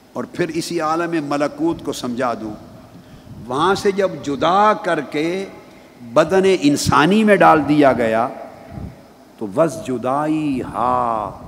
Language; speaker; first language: Urdu; non-native, local second language; Punjabi